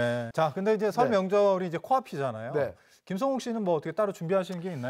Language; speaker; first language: Korean; native; Korean